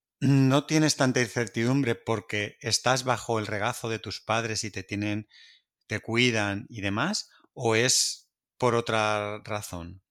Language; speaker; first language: Spanish; native; Spanish